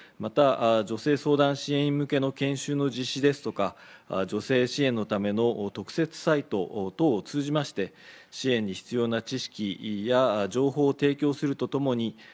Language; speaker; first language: Japanese; native; Japanese